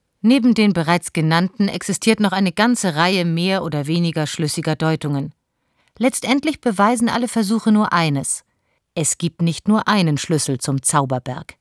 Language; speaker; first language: German; native; German